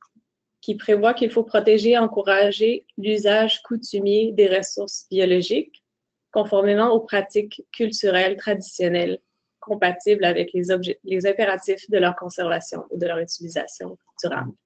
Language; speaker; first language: French; native; French